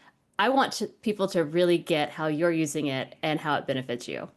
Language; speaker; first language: English; native; English